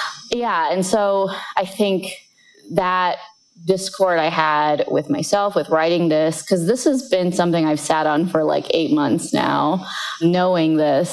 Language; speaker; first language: English; native; English